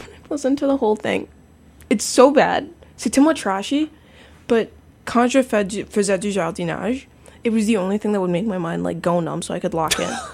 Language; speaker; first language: English; native; English